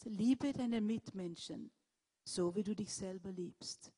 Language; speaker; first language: German; non-native, fluent; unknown